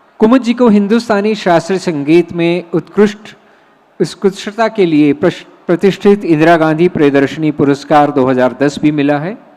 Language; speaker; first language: Hindi; native; Hindi